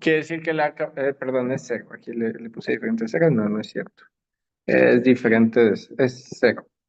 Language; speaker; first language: Spanish; native; Spanish